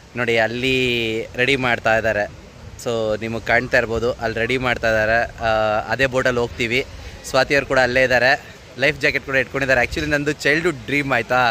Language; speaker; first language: Kannada; native; Kannada